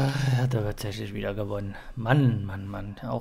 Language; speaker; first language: German; native; German